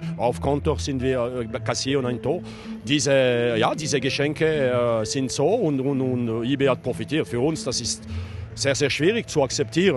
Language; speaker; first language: German; non-native, learner; French